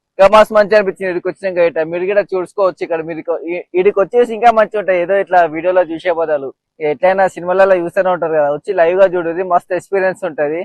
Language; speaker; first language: Telugu; native; Telugu